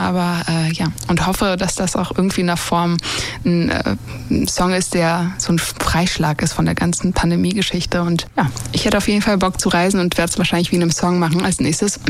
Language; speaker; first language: German; early bilingual, other home language; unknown